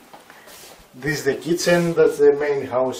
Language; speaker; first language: English; non-native, learner; Greek